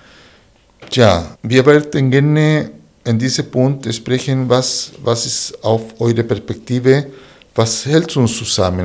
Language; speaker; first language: German; non-native, fluent; Spanish